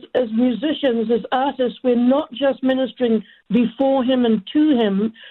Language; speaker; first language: English; native; English